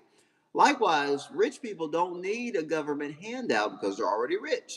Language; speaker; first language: English; native; English